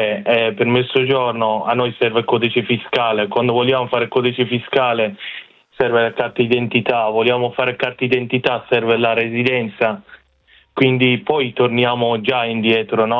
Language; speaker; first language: Italian; non-native, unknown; Persian